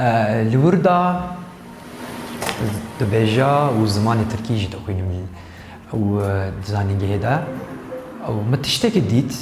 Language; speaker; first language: Kurdish; non-native, local second language; Turkish